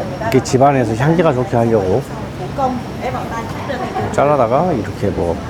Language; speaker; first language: Korean; native; Korean